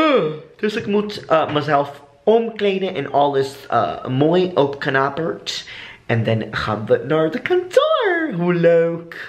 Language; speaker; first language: Dutch; non-native, fluent; English